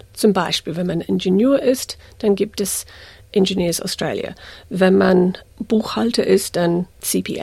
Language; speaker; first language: German; non-native, fluent; English